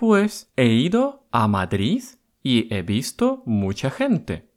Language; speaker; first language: Spanish; non-native, fluent; Russian